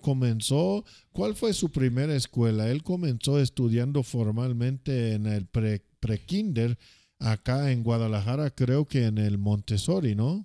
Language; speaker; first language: Spanish; non-native, fluent; English